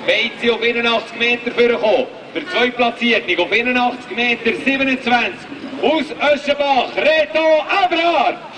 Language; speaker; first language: German; native; German